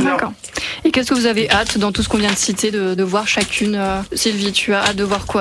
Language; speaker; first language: French; native; French